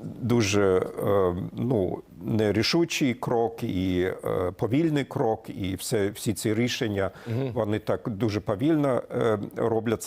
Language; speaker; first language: Ukrainian; non-native, fluent; German